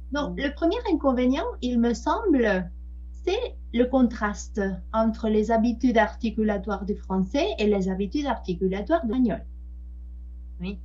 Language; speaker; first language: French; non-native, fluent; Spanish